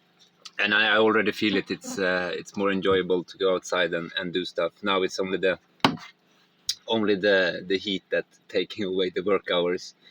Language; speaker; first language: English; non-native, fluent; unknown